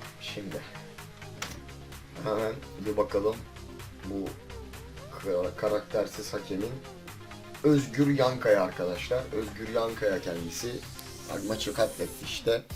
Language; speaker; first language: Turkish; native; Turkish